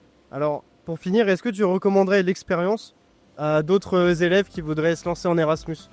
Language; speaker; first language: French; native; French